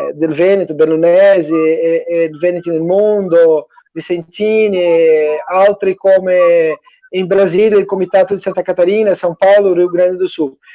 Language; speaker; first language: Italian; non-native, fluent; Portuguese